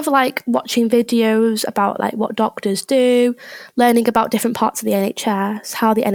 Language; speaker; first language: English; native; English